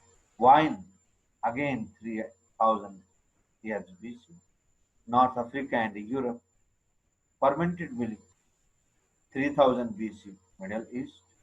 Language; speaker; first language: English; non-native, local second language; Urdu